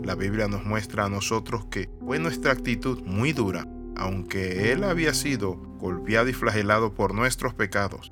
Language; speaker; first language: Spanish; native; Spanish